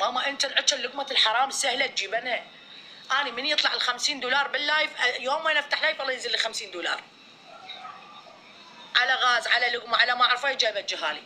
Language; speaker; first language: Arabic; native; Arabic